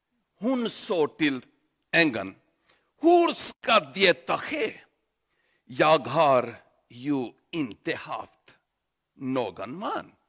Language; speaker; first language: Swedish; non-native, learner; Urdu